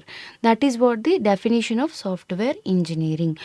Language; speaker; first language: English; non-native, local second language; Telugu